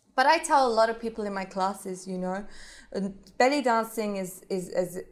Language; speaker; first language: English; native; English